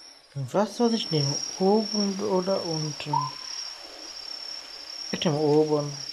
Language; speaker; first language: German; non-native, learner; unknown